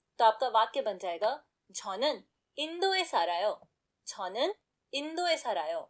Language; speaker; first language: Hindi; native; Hindi